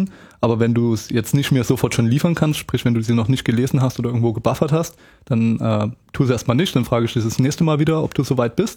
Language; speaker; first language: German; native; German